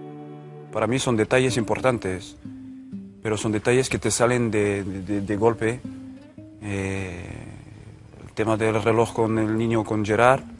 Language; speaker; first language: Spanish; non-native, fluent; French